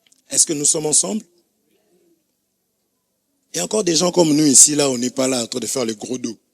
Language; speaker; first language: French; non-native, local second language; Lingala